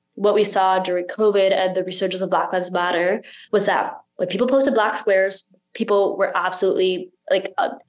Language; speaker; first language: English; early bilingual, other home language; Urdu